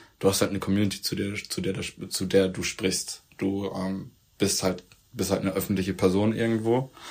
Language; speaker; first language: German; early bilingual, other home language; Turkish